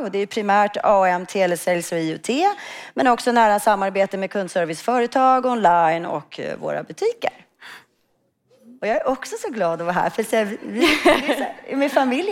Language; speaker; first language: Swedish; native; Swedish